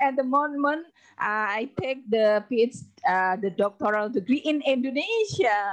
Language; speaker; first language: English; non-native, learner; Indonesian